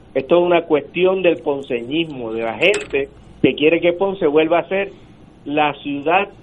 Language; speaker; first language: Spanish; native; Spanish